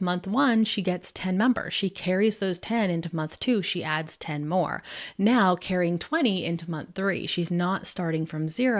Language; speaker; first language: English; native; English